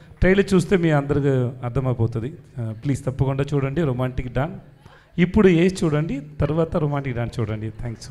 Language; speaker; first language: Telugu; non-native, learner; Tamil